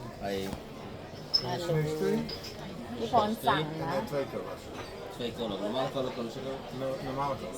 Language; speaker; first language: Dutch; non-native, learner; Thai